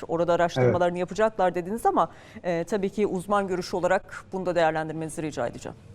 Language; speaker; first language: Turkish; native; Turkish